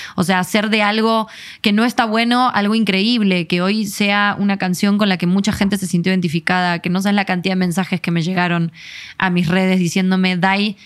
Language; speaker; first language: Spanish; native; Spanish